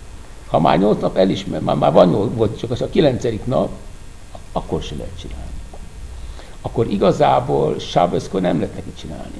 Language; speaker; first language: Hungarian; non-native, fluent; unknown